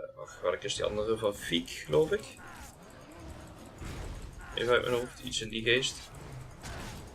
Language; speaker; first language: Dutch; native; Dutch